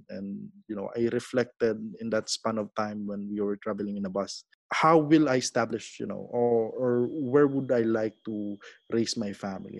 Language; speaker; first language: English; non-native, local second language; Filipino